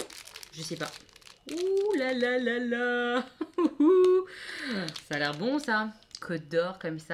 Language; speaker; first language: French; native; French